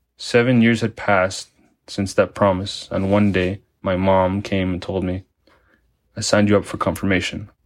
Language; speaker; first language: English; early bilingual, other home language; Spanish